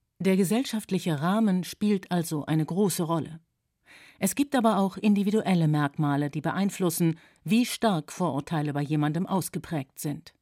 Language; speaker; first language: German; native; German